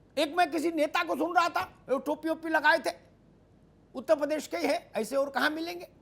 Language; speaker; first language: Hindi; native; Hindi